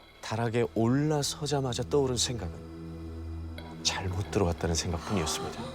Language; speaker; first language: Korean; native; Korean